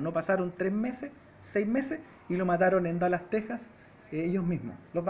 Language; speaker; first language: Spanish; native; Spanish